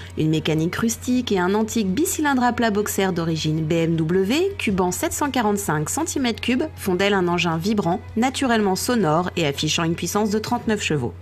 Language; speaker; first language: French; native; French